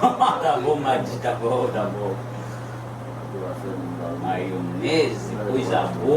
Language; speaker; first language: Portuguese; non-native, fluent; Haitian Creole